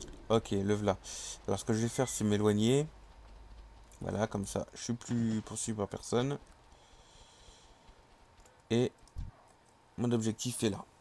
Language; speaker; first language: French; native; French